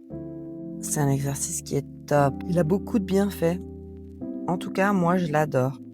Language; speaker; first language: French; native; French